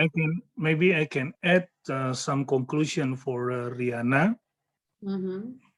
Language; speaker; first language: English; non-native, fluent; Indonesian